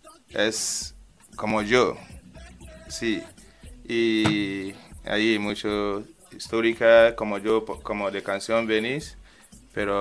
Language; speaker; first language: Spanish; non-native, learner; English